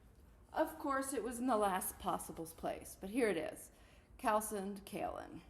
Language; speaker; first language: English; native; English